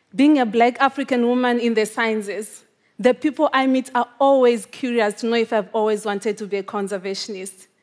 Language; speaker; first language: English; non-native, local second language; Shona